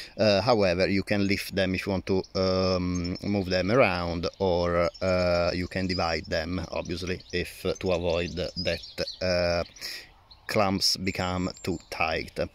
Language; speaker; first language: English; non-native, fluent; Italian